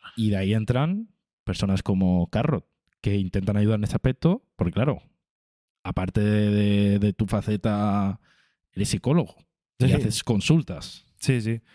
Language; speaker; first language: Spanish; native; Spanish